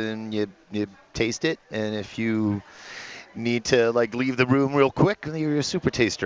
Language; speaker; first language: English; non-native, fluent; Italian